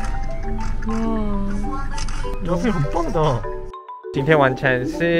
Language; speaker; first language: Chinese; non-native, fluent; Korean